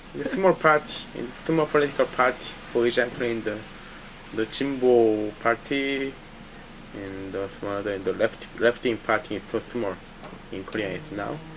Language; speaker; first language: English; non-native, learner; Korean